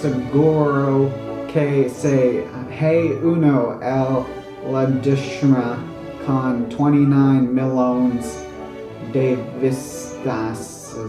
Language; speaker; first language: Spanish; non-native, learner; English